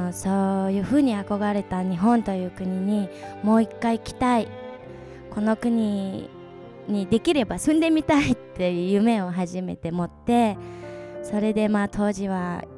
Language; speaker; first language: Japanese; non-native, fluent; Mongolian